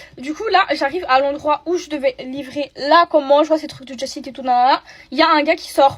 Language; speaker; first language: French; native; French